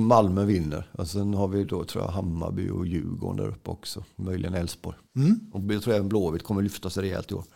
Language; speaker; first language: Swedish; native; Swedish